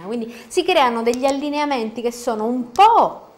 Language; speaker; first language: Italian; native; Italian